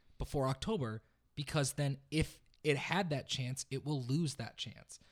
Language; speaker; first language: English; native; English